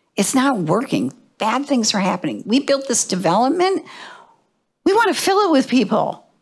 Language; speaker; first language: English; native; English